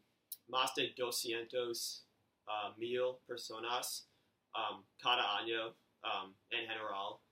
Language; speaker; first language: Spanish; non-native, learner; English